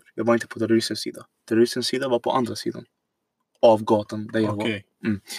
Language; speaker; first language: Swedish; non-native, fluent; Arabic